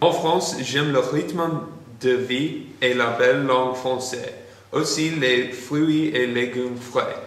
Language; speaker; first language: French; non-native, learner; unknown